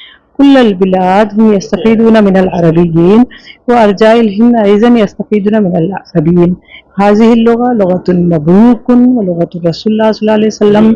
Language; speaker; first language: Arabic; non-native, fluent; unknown